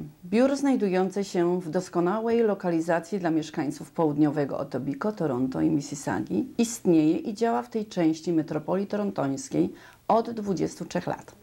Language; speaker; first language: Polish; native; Polish